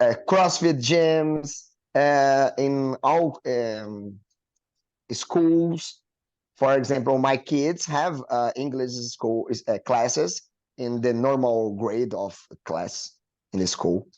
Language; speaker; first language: English; non-native, learner; Portuguese